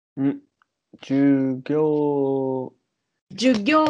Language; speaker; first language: Japanese; non-native, learner; English